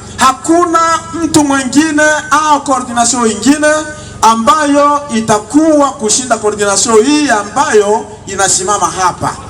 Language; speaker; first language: Swahili; native; Swahili